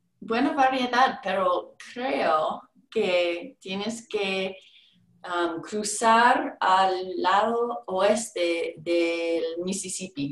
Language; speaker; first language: Spanish; non-native, learner; English